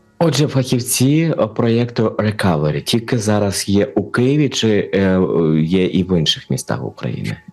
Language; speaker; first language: Ukrainian; native; Ukrainian